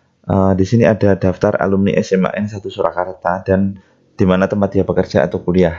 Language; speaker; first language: Indonesian; native; Indonesian